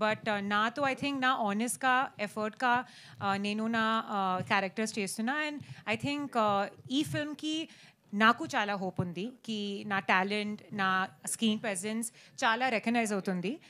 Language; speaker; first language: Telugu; non-native, learner; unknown